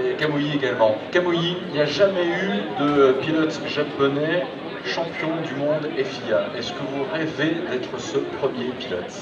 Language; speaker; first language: French; native; French